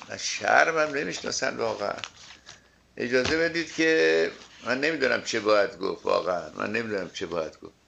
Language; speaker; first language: Persian; native; Persian